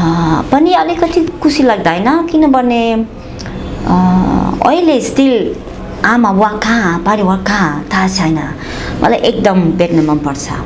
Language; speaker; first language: Nepali; non-native, learner; Dutch